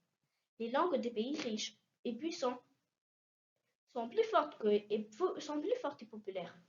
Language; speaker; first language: French; early bilingual, heritage; French